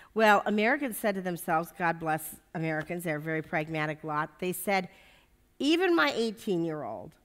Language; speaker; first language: English; native; English